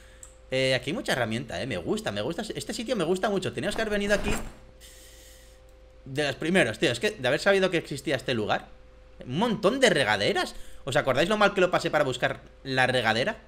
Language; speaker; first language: Spanish; native; Spanish